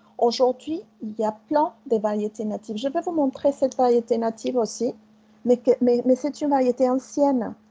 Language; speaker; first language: French; non-native, fluent; Spanish